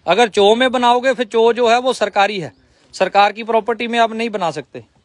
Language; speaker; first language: Hindi; non-native, local second language; Punjabi